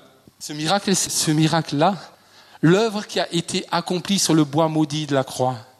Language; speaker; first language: French; native; French